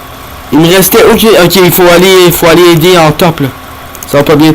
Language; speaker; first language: French; native; French